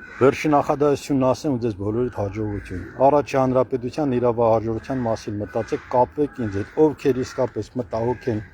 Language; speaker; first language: Armenian; native; Armenian